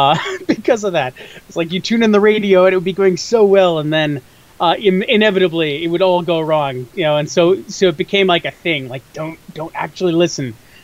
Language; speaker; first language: English; native; English